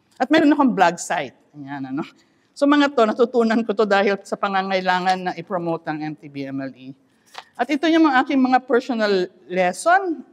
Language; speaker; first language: Filipino; non-native, local second language; Iloko